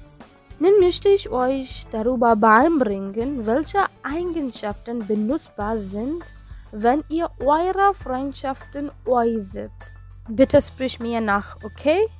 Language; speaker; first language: German; non-native, learner; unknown